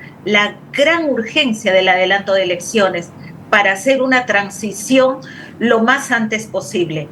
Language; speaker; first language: Spanish; native; Spanish